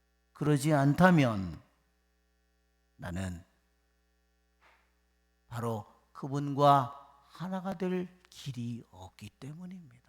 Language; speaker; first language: Korean; native; Korean